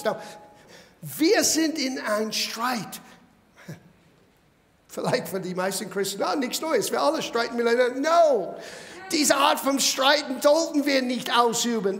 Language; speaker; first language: German; non-native, fluent; English